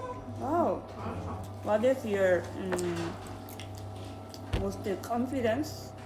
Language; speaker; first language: English; non-native, learner; Korean